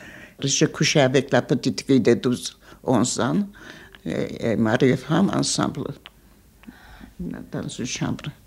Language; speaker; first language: French; non-native, fluent; Armenian